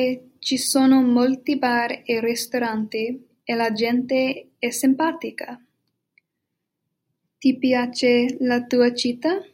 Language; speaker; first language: Italian; non-native, learner; English